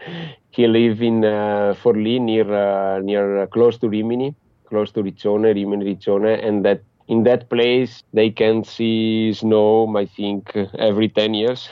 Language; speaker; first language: English; non-native, fluent; Italian